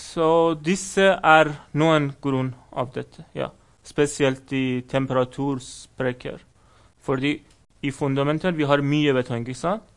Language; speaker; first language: Norwegian; non-native, fluent; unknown